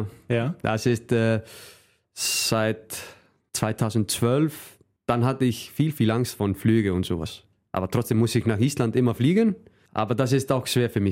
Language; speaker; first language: German; non-native, fluent; Icelandic